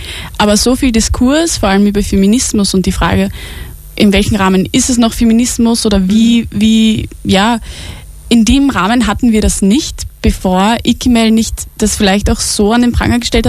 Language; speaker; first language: German; native; German